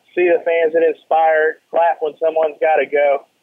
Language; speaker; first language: English; native; English